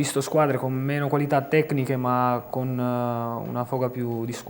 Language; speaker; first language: Italian; native; Italian